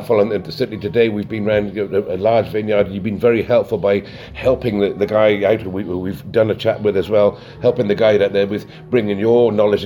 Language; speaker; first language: English; native; English